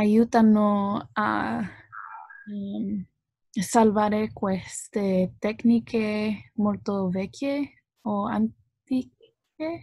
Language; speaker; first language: Italian; non-native, learner; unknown